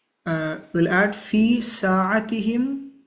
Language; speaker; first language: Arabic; non-native, fluent; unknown